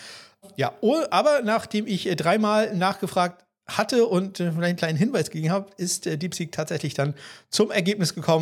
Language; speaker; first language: German; native; German